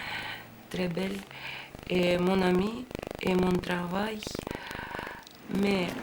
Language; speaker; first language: French; non-native, learner; Russian